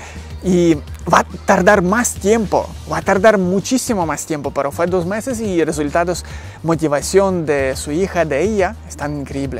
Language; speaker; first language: Spanish; non-native, learner; Ukrainian